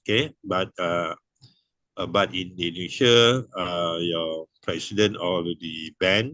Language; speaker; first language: English; non-native, local second language; Malay